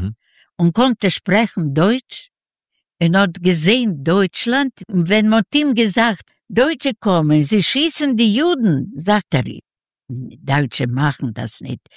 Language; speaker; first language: German; non-native, learner; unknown